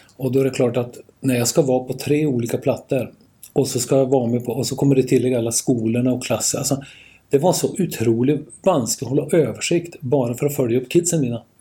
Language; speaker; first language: Swedish; native; Swedish